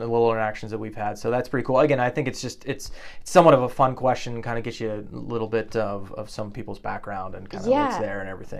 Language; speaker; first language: English; native; English